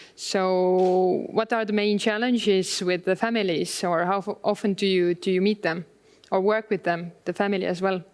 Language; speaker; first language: English; non-native, fluent; Estonian